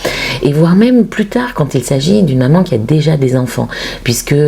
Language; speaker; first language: French; native; French